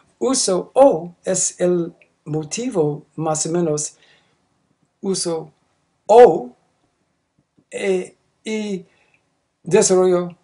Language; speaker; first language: Spanish; non-native, learner; English